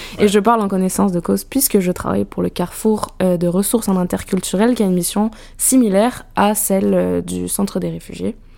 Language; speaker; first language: French; native; French